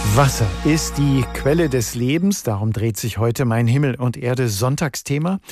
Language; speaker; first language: German; native; German